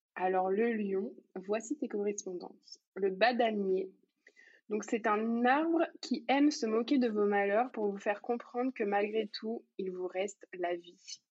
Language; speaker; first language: French; native; French